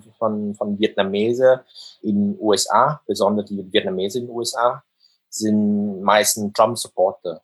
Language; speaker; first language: German; non-native, fluent; Vietnamese